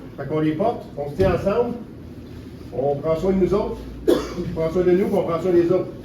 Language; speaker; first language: French; native; French